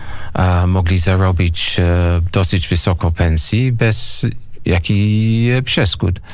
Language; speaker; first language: Polish; non-native, learner; English